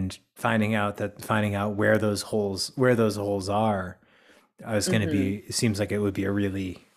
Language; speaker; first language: English; native; English